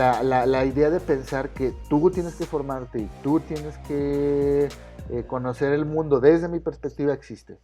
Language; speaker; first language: Spanish; native; Spanish